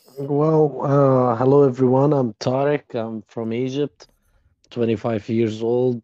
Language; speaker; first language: English; non-native, fluent; Arabic